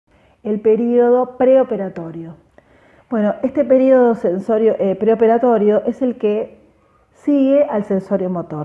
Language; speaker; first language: Spanish; native; Spanish